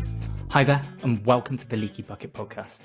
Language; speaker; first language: English; native; English